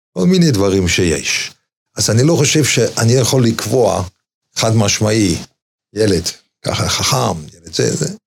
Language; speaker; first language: Hebrew; non-native, fluent; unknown